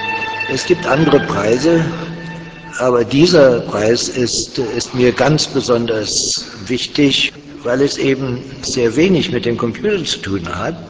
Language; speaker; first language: German; early bilingual, heritage; German